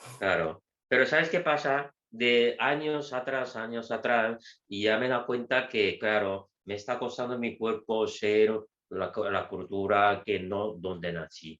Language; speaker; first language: Spanish; non-native, fluent; Japanese